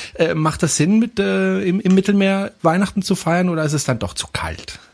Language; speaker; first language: German; native; German